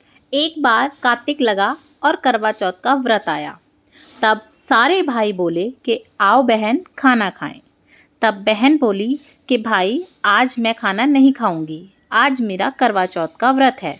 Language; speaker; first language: Hindi; native; Hindi